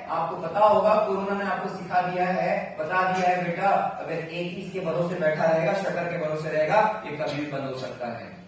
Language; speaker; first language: Hindi; non-native, local second language; Marathi